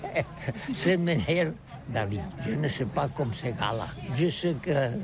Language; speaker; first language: French; non-native, learner; Catalan